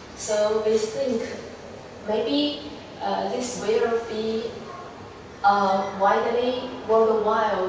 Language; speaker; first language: English; non-native, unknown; Chinese